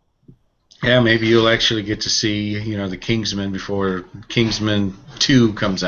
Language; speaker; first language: English; native; English